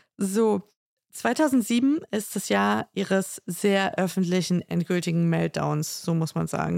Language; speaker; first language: German; native; German